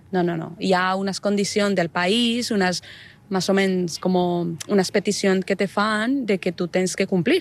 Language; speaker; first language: Catalan; non-native, fluent; Spanish